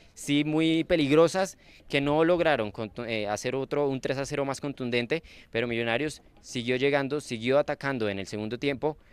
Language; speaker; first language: Spanish; native; Spanish